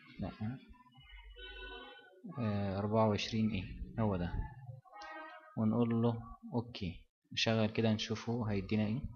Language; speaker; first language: Arabic; native; Arabic